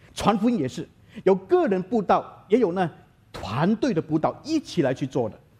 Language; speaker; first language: Chinese; native; Chinese